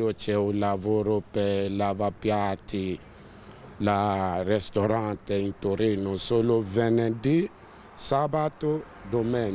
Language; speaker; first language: Italian; non-native, learner; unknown